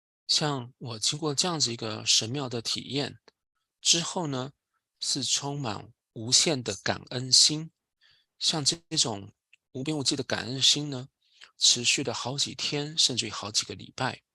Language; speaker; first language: Chinese; native; Chinese